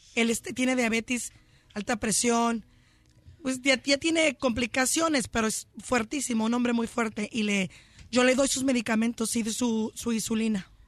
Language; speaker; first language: Spanish; early bilingual, heritage; Spanish